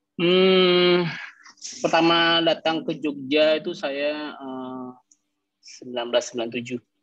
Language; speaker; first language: Indonesian; non-native, local second language; Minangkabau